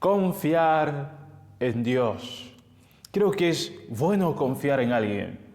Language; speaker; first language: Spanish; native; Spanish